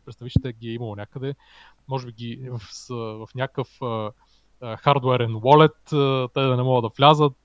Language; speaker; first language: Bulgarian; native; Bulgarian